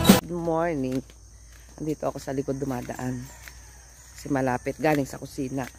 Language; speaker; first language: Filipino; non-native, local second language; Pampanga